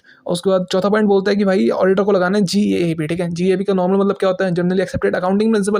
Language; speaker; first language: Hindi; native; Hindi